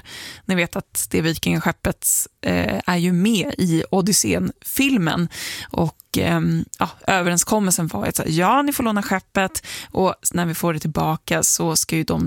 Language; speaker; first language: Swedish; native; Swedish